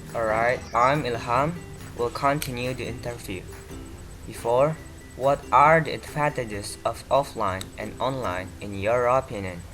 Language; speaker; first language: English; non-native, learner; Indonesian